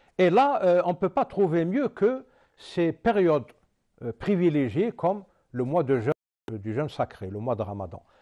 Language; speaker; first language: French; non-native, local second language; Arabic